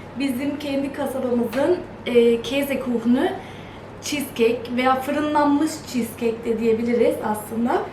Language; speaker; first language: Turkish; early bilingual, heritage; Turkish